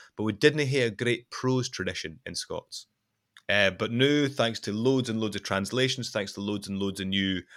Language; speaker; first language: English; non-native, local second language; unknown